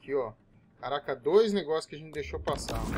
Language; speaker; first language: Portuguese; native; Portuguese